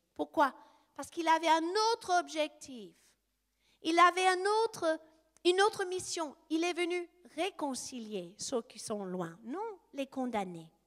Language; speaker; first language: French; non-native, fluent; English